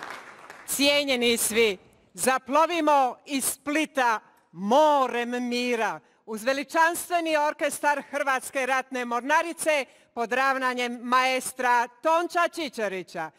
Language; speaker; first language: Bosnian; native; Bosnian